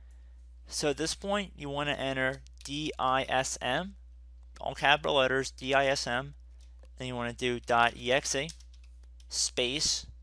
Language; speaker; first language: English; native; English